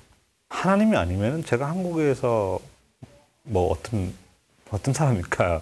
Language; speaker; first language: Korean; non-native, fluent; Nepali